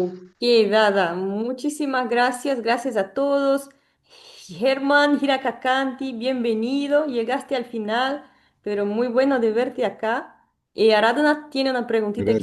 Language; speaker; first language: Spanish; non-native, fluent; Portuguese